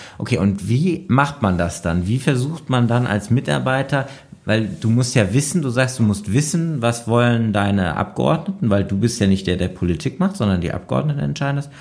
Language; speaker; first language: German; native; German